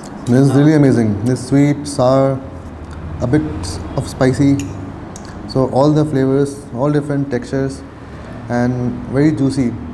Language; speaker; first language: English; non-native, local second language; Urdu